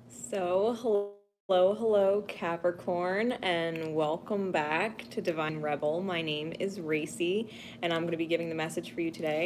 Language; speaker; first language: English; native; English